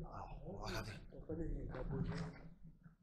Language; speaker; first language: French; native; French